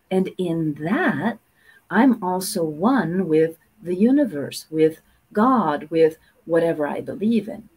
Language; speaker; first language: English; non-native, fluent; German